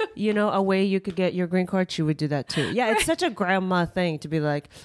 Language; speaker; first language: English; early bilingual, other home language; Japanese